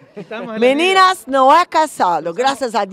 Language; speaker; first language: Spanish; non-native, learner; Portuguese